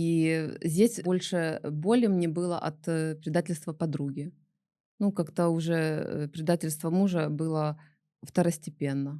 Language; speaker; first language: Russian; native; Russian